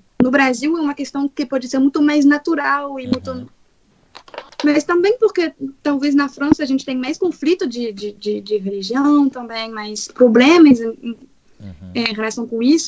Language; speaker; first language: Portuguese; non-native, fluent; French